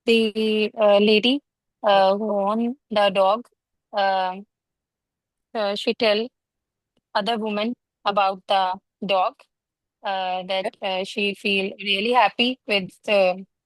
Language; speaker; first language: English; non-native, local second language; Hindi